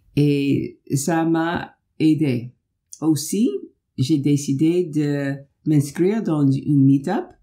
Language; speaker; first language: French; non-native, fluent; English